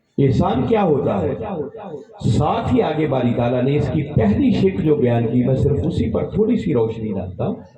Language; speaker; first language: Urdu; non-native, local second language; Punjabi